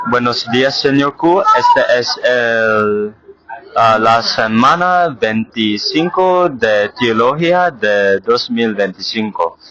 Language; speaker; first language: Spanish; non-native, learner; English